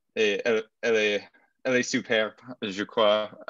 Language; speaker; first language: French; non-native, learner; English